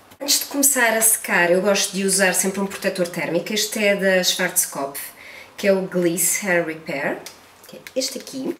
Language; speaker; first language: Portuguese; native; Portuguese